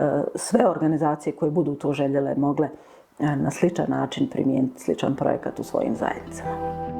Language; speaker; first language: Bosnian; native; Bosnian